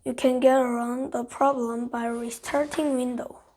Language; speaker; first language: English; non-native, fluent; Korean